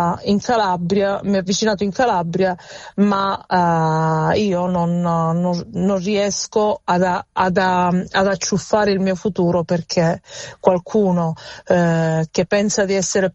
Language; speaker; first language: Italian; native; Italian